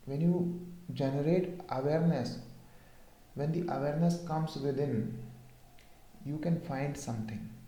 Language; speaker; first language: English; non-native, local second language; Hindi